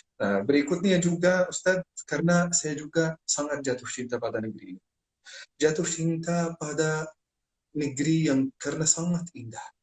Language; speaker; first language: Indonesian; non-native, fluent; Arabic